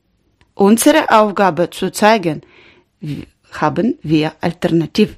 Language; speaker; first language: German; non-native, learner; Ukrainian